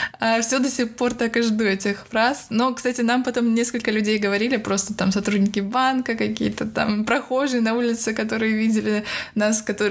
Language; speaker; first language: Russian; native; Russian